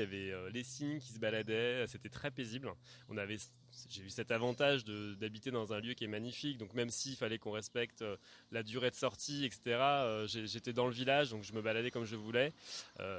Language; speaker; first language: French; native; French